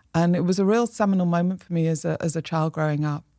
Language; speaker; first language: English; native; English